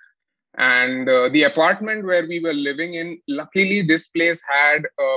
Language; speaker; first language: English; non-native, local second language; Malayalam